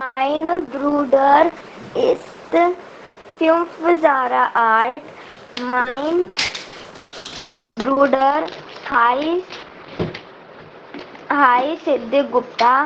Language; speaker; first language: German; non-native, learner; Hindi